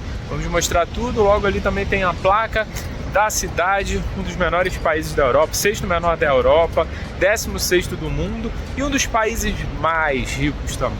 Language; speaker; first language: Portuguese; native; Portuguese